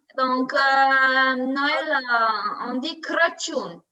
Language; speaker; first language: French; non-native, learner; Romanian